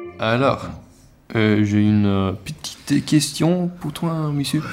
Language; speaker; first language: French; non-native, learner; Swedish